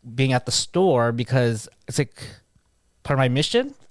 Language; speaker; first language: English; native; English